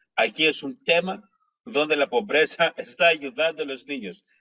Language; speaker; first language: Spanish; non-native, fluent; Greek